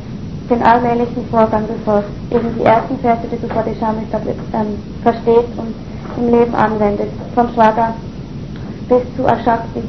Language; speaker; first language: German; native; German